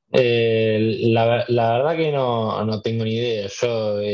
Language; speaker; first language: Spanish; native; Spanish